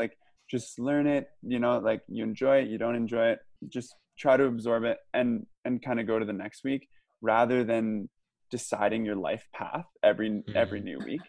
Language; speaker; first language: English; native; English